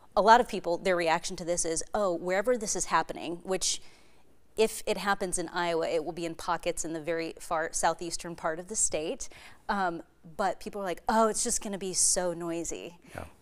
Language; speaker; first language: English; native; English